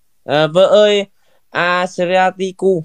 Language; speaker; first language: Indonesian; non-native, learner; Vietnamese